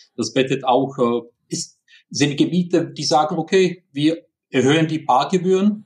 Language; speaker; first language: German; non-native, fluent; Czech